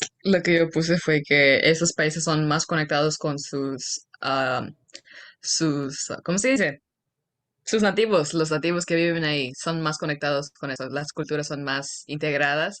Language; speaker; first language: Spanish; early bilingual, heritage; Spanish